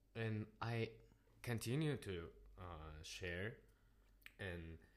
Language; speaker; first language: English; non-native, learner; Russian